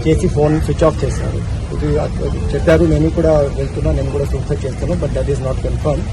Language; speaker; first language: Telugu; non-native, local second language; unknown